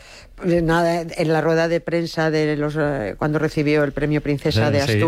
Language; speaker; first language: Spanish; native; Spanish